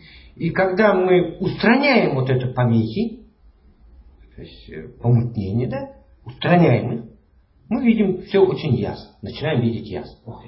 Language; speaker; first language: Russian; native; Russian